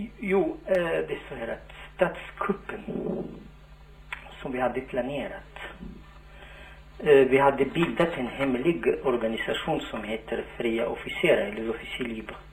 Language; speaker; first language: Swedish; non-native, fluent; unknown